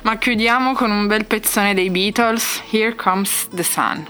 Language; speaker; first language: Italian; native; Italian